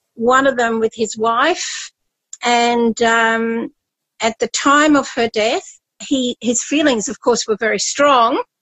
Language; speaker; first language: English; native; English